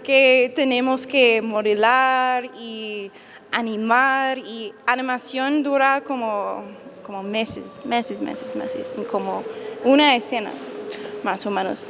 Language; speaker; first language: Spanish; non-native, fluent; English